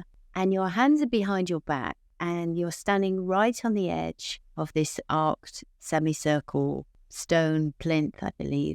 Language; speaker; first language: English; native; English